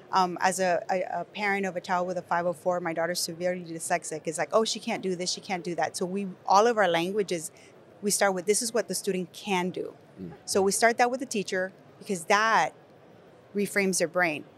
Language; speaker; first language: English; non-native, fluent; Spanish